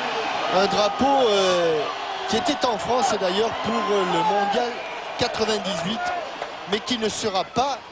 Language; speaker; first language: French; native; French